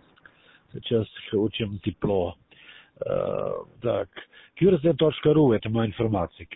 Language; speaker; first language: Russian; non-native, learner; German